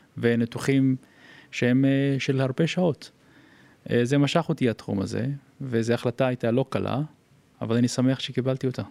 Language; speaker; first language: Hebrew; non-native, local second language; Arabic